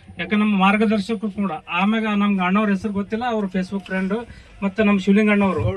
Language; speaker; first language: Kannada; native; Kannada